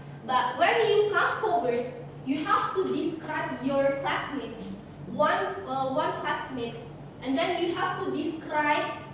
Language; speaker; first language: English; non-native, learner; Indonesian